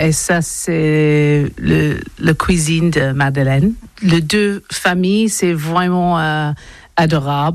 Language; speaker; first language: French; non-native, learner; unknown